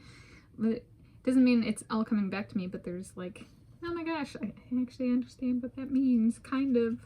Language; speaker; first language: English; native; English